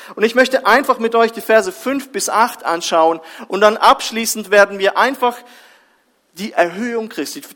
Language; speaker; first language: German; early bilingual, other home language; Russian